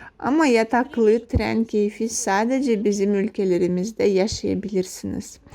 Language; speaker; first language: Turkish; non-native, fluent; Russian